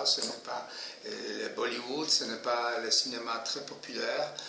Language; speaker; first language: French; non-native, fluent; Polish